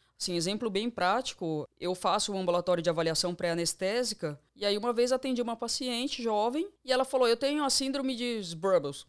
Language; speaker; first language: Portuguese; native; Portuguese